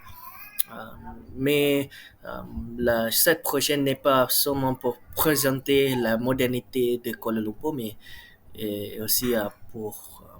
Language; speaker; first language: French; non-native, learner; Malay